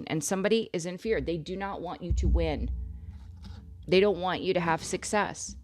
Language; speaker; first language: English; native; English